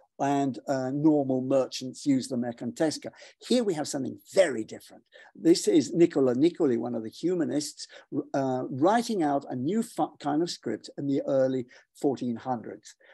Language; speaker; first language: English; native; English